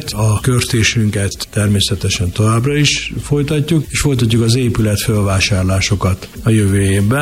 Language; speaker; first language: Hungarian; native; Hungarian